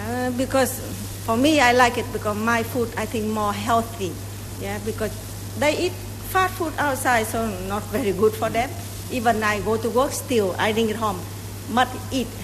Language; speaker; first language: English; non-native, learner; Vietnamese